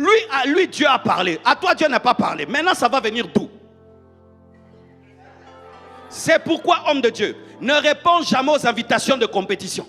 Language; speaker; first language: French; non-native, local second language; Lingala